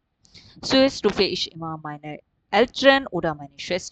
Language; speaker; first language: German; non-native, fluent; Urdu